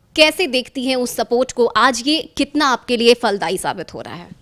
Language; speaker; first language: Hindi; native; Hindi